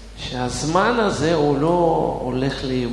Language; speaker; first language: Hebrew; non-native, fluent; Russian